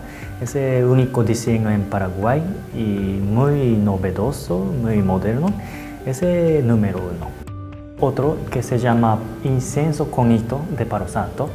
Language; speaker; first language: Spanish; non-native, learner; Japanese